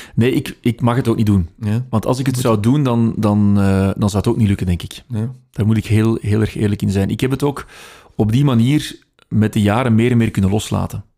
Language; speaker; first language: Dutch; native; Dutch